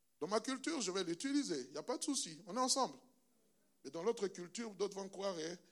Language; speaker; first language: French; non-native, local second language; Luba-Lulua